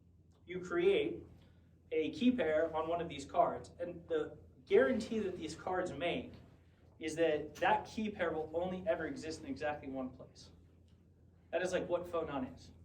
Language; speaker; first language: English; native; English